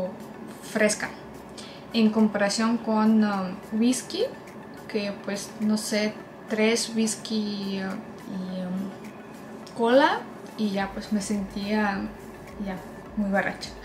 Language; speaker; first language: Spanish; non-native, fluent; Russian